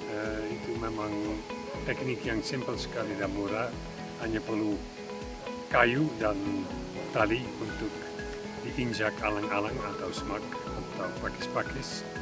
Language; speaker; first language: Indonesian; non-native, fluent; Dutch